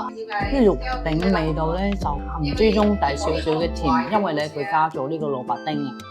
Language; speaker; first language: Chinese; non-native, local second language; Hakka Chinese